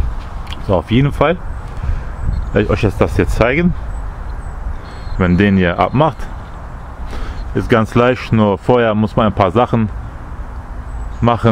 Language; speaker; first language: German; early bilingual, other home language; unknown